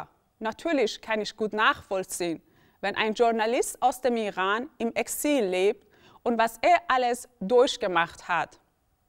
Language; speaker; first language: German; early bilingual, other home language; Persian